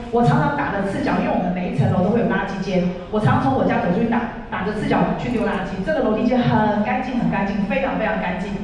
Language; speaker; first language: Chinese; native; Chinese